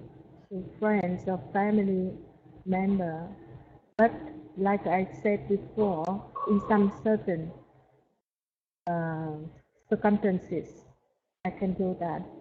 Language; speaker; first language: English; non-native, learner; Vietnamese